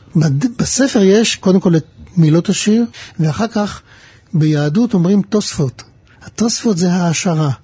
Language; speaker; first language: Hebrew; native; Hebrew